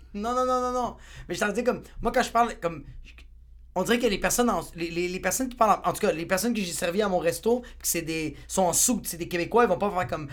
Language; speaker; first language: French; native; French